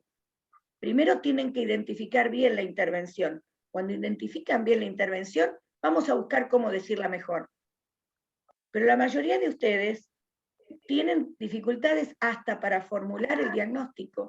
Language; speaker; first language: Spanish; native; Spanish